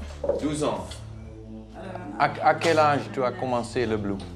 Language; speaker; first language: French; non-native, learner; Dutch